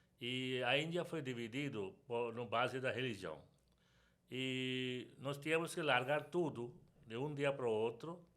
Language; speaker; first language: Portuguese; non-native, fluent; Sindhi